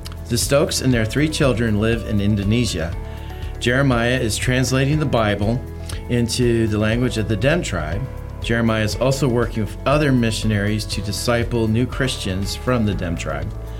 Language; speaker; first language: English; native; English